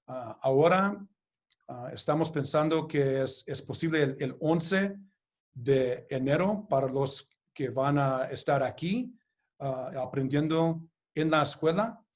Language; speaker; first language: Spanish; early bilingual, heritage; Spanish